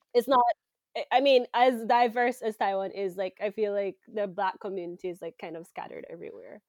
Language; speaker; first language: English; native; English